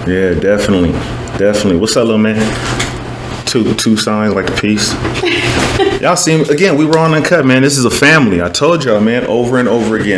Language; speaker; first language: English; native; English